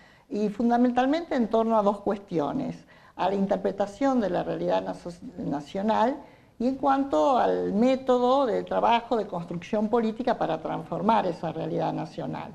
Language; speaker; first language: Spanish; native; Spanish